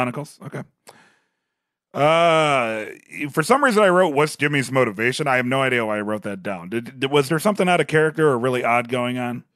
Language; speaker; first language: English; native; English